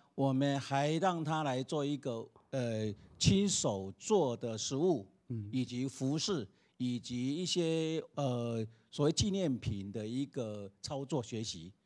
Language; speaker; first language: Chinese; native; Chinese